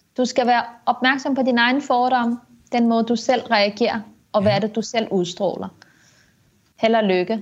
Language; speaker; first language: Danish; early bilingual, other home language; Kurdish